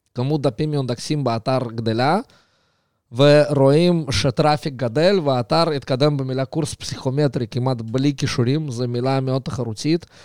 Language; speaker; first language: Hebrew; early bilingual, other home language; Russian